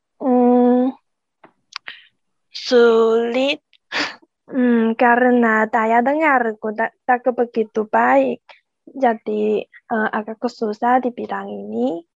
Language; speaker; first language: Indonesian; non-native, learner; Chinese